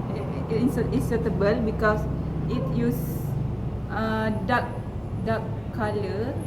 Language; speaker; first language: English; non-native, learner; Malay